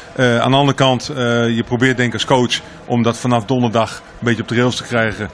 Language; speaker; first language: Dutch; native; Dutch